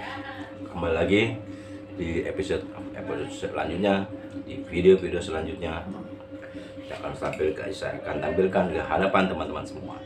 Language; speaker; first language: Indonesian; native; Indonesian